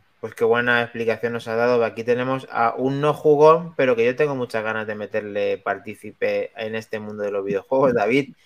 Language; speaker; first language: Spanish; native; Spanish